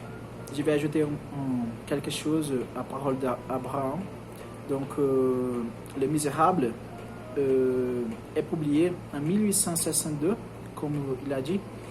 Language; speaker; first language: French; non-native, learner; Portuguese